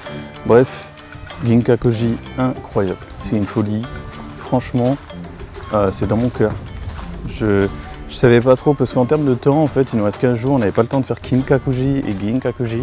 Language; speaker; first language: French; native; French